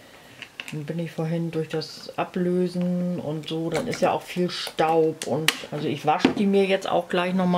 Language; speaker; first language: German; native; German